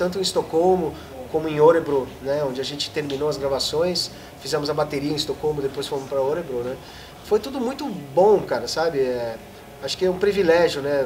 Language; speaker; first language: Portuguese; native; Portuguese